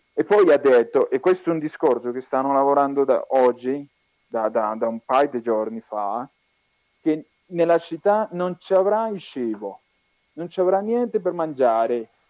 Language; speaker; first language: Italian; non-native, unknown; Spanish